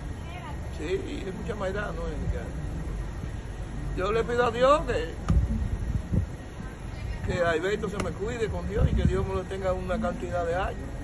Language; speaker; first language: Spanish; native; Spanish